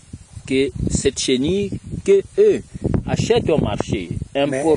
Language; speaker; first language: French; non-native, local second language; Kongo